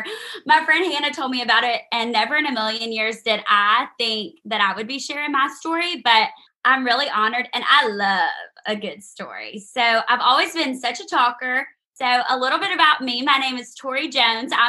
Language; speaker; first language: English; native; English